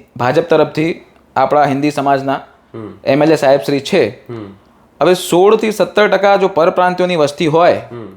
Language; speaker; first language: Gujarati; non-native, local second language; Hindi